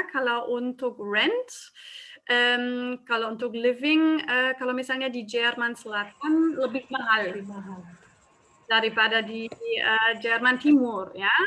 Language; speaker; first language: Indonesian; non-native, fluent; German